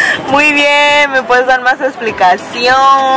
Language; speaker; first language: Spanish; early bilingual, heritage; Spanish